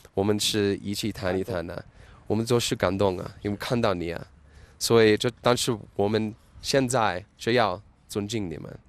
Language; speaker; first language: Chinese; non-native, fluent; English